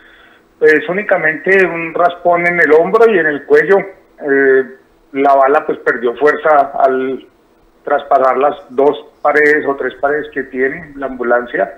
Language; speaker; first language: Spanish; native; Spanish